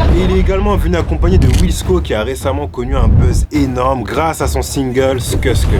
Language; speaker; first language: French; native; French